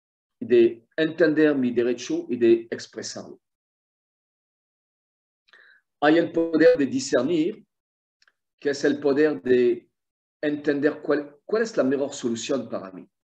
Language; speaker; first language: Spanish; non-native, fluent; French